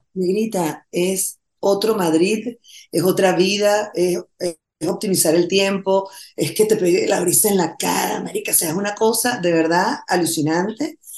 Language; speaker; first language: Spanish; native; Spanish